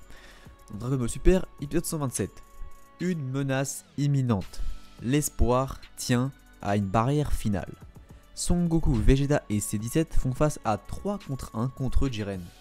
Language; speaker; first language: French; native; French